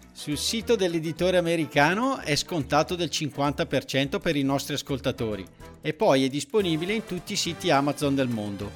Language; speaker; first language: Italian; native; Italian